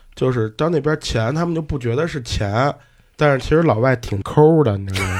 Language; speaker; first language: Chinese; native; Chinese